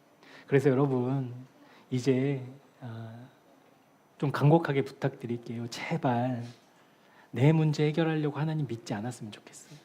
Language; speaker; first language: Korean; native; Korean